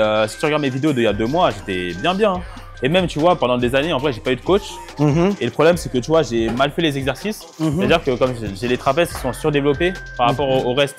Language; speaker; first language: French; native; French